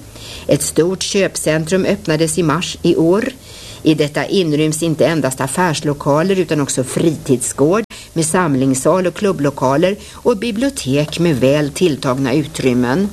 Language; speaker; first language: Swedish; native; Swedish